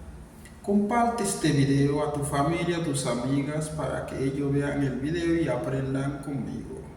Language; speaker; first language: Spanish; non-native, learner; Haitian Creole